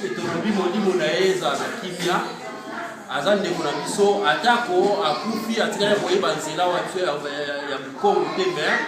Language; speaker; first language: Lingala; non-native, local second language; Kongo